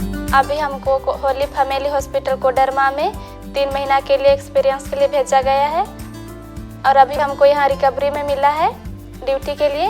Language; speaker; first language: Hindi; non-native, local second language; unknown